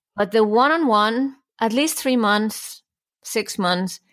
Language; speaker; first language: English; non-native, fluent; Icelandic